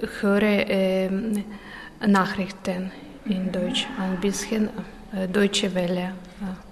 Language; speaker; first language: German; non-native, learner; Russian